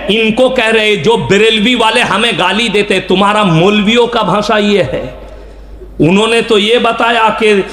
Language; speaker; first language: Urdu; non-native, local second language; Bangla